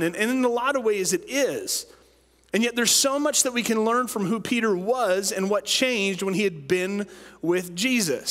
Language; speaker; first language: English; native; English